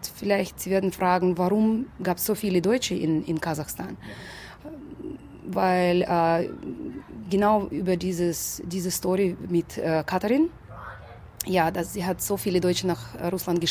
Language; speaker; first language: German; non-native, fluent; Russian